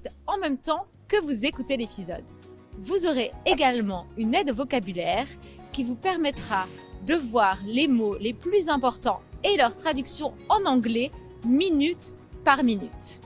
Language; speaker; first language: French; native; French